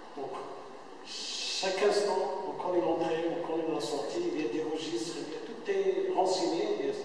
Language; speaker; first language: French; non-native, local second language; Arabic